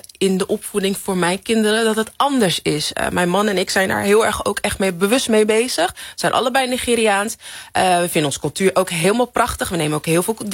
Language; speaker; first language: Dutch; native; Dutch